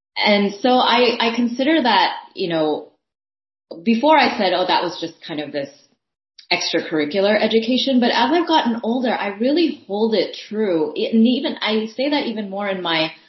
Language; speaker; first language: English; early bilingual, other home language; Thai